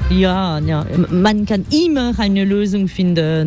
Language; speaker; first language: German; non-native, fluent; French